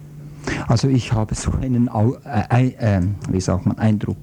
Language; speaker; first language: German; non-native, fluent; Croatian